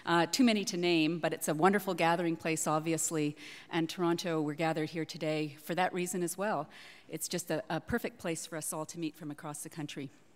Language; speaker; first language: English; native; English